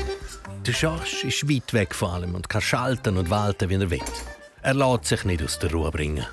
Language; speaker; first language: German; native; German